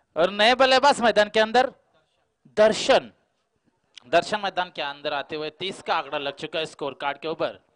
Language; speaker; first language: Hindi; non-native, local second language; Marathi